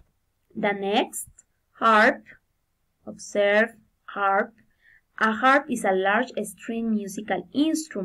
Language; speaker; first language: English; non-native, fluent; Spanish